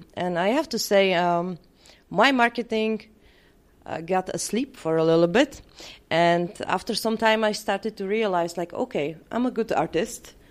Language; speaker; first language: English; non-native, fluent; Czech